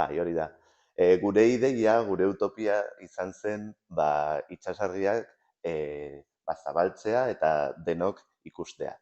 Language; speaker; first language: Basque; non-native, local second language; Spanish